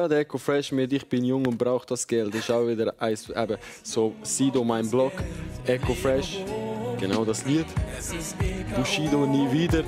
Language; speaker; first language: German; early bilingual, other home language; Albanian